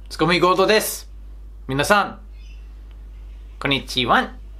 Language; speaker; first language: Japanese; non-native, fluent; English